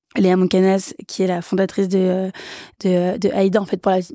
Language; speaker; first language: French; early bilingual, other home language; Kabuverdianu